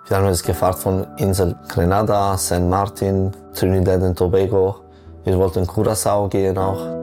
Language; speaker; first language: German; non-native, local second language; French